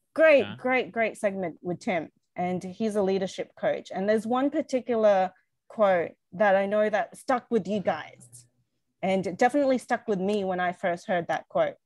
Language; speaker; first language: English; native; English